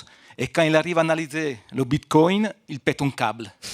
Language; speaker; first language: French; non-native, fluent; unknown